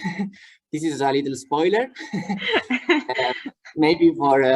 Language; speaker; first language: English; non-native, fluent; Italian